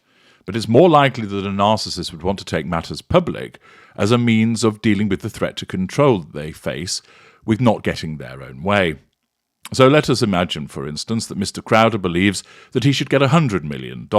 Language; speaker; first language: English; native; English